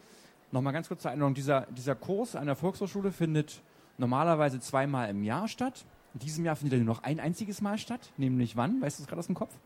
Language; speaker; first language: German; native; German